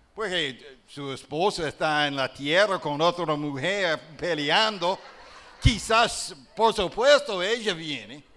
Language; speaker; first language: Spanish; non-native, learner; English